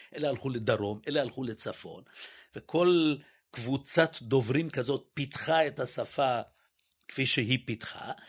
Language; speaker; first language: Hebrew; native; Hebrew